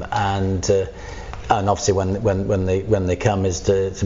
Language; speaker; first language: English; native; English